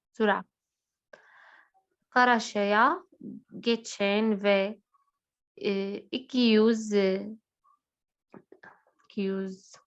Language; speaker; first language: Turkish; non-native, learner; Arabic